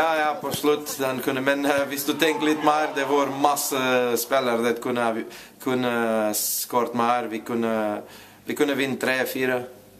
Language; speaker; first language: Norwegian; non-native, fluent; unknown